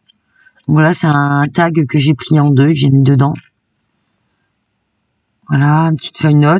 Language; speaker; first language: French; native; French